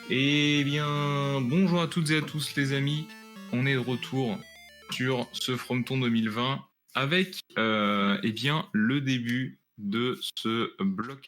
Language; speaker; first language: French; native; French